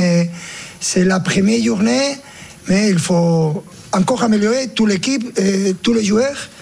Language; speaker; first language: French; non-native, fluent; Spanish